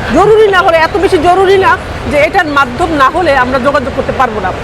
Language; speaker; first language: Bangla; native; Bangla